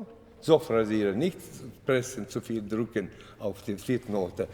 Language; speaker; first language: German; non-native, fluent; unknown